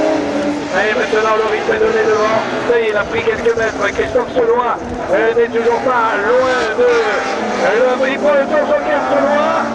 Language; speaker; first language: French; native; French